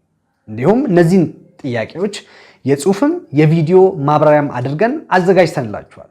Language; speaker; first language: Amharic; native; Amharic